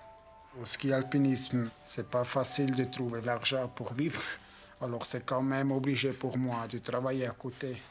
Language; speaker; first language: French; non-native, local second language; German